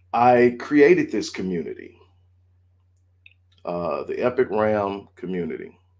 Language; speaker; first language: English; native; English